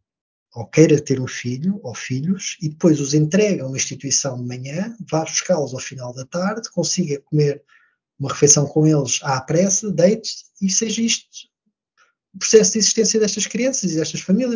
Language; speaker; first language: Portuguese; native; Portuguese